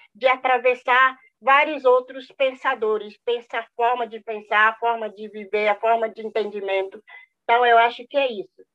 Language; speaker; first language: Portuguese; non-native, local second language; Guarani